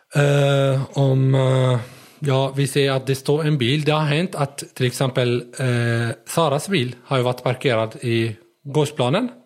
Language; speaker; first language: Swedish; early bilingual, other home language; Arabic